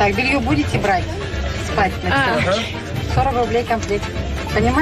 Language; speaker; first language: Russian; native; Russian